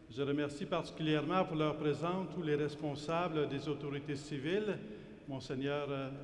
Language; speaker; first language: French; native; French